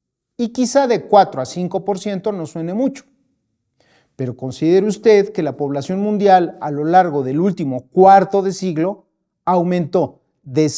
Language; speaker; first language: Spanish; native; Spanish